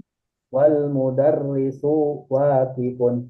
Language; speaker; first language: Arabic; non-native, fluent; Indonesian